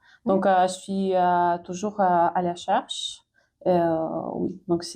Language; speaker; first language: French; non-native, fluent; Ukrainian